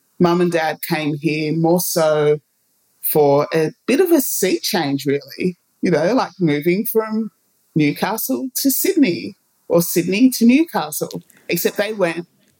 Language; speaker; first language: English; native; English